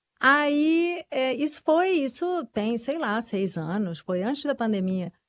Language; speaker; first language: Portuguese; early bilingual, other home language; Spanish